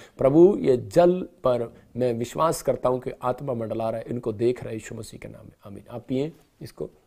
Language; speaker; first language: Hindi; non-native, local second language; Punjabi